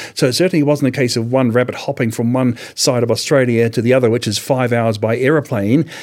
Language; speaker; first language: English; native; English